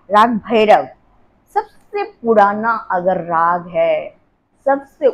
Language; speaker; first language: Hindi; non-native, local second language; Assamese